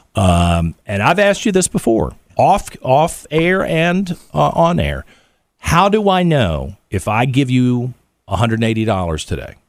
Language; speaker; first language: English; native; English